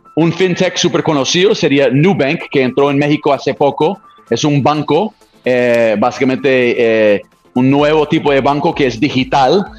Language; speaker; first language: Spanish; non-native, fluent; English